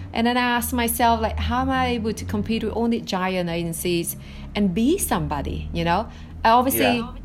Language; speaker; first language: English; non-native, fluent; Vietnamese